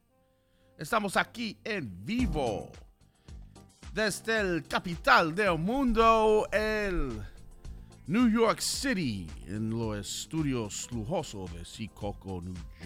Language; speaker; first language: Spanish; early bilingual, heritage; Spanish